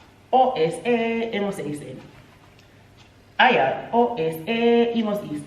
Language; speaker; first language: Spanish; non-native, fluent; English